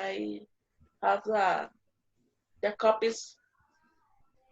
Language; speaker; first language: English; non-native, learner; Spanish